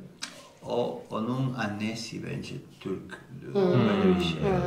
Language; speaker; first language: Turkish; non-native, learner; Spanish